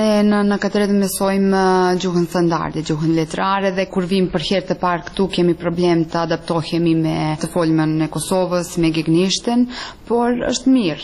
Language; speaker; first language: Albanian; non-native, fluent; Serbian